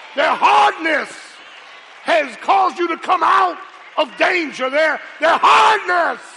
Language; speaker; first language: English; native; English